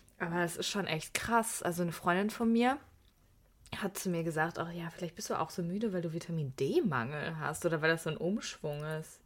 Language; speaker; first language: German; early bilingual, other home language; Persian